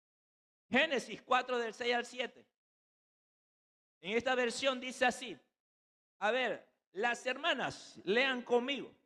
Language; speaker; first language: Spanish; native; Spanish